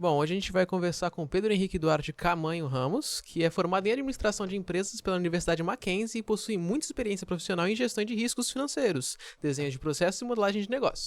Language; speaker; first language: Portuguese; native; Portuguese